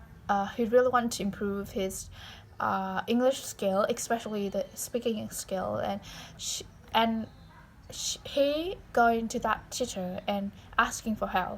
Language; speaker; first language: English; non-native, learner; Vietnamese